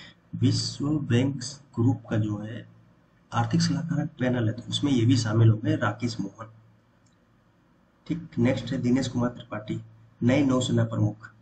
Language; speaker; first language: Hindi; native; Hindi